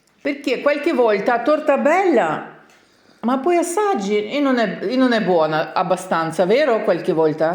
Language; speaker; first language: Italian; non-native, learner; Ukrainian